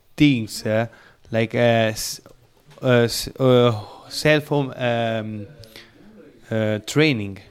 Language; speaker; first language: English; non-native, learner; Italian